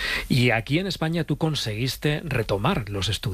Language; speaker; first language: Spanish; native; Spanish